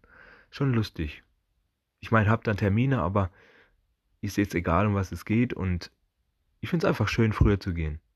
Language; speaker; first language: German; native; German